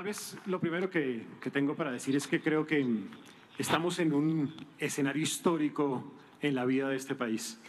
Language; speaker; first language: Spanish; native; Spanish